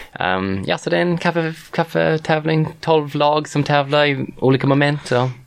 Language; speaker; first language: Swedish; non-native, fluent; English